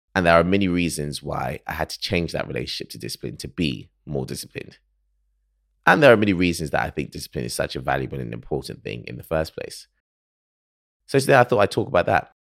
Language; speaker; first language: English; early bilingual, other home language; Akan